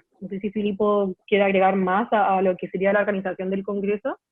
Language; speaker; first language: Spanish; native; Spanish